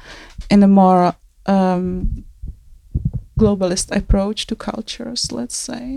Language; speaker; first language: English; non-native, fluent; Czech